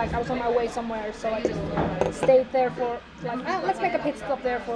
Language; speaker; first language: English; non-native, fluent; Icelandic